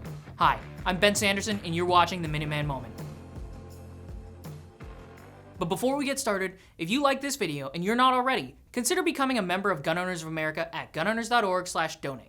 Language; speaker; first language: English; native; English